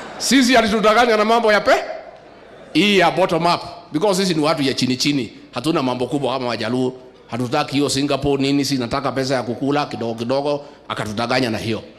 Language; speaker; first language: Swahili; non-native, local second language; Kikuyu